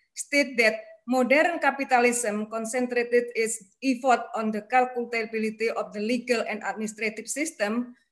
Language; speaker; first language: English; non-native, learner; Indonesian